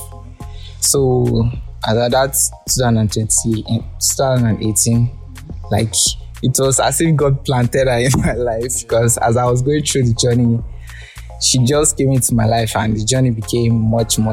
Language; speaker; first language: English; non-native, local second language; Yoruba